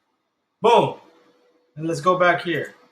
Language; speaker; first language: English; native; English